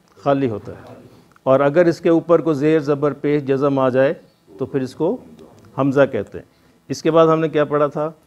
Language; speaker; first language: Urdu; non-native, local second language; Punjabi